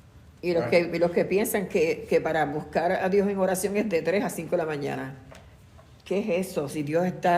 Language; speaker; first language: Spanish; native; Spanish